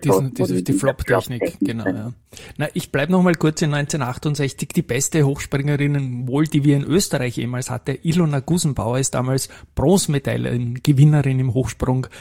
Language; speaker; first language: German; native; German